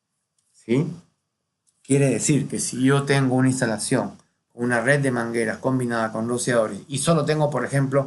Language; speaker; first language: Spanish; native; Spanish